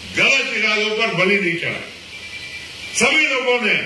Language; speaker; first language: Hindi; non-native, local second language; Marathi